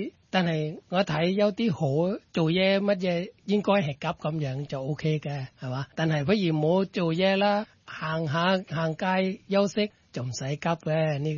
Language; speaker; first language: Cantonese; non-native, fluent; Thai